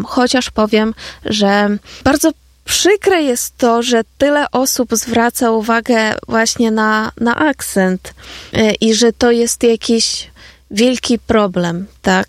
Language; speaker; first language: Polish; non-native, fluent; Ukrainian